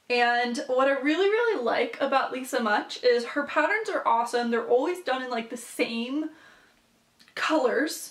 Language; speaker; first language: English; native; English